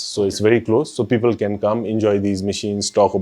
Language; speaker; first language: English; non-native, local second language; Nepali